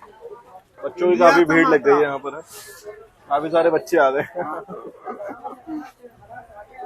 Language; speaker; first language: Hindi; native; Hindi